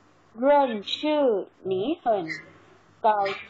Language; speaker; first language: Chinese; non-native, learner; Thai